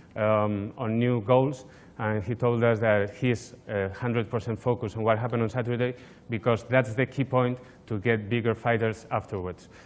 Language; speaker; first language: English; non-native, fluent; Spanish